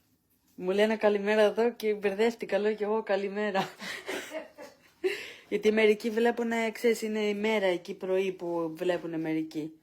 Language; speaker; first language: Greek; early bilingual, other home language; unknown